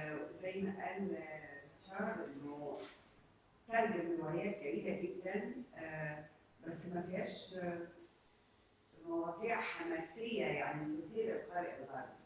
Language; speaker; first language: Arabic; native; Arabic